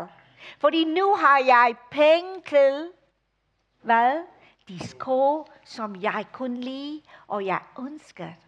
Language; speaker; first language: Danish; non-native, fluent; English